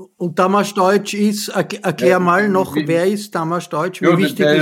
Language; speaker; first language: German; native; German